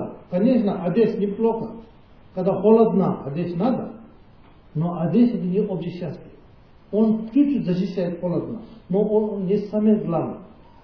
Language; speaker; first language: Russian; non-native, learner; Tibetan